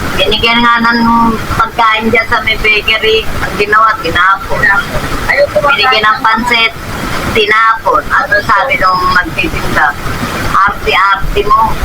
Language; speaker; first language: Filipino; non-native, local second language; Pampanga